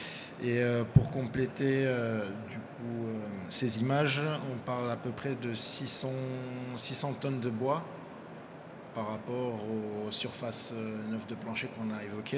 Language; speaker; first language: French; native; French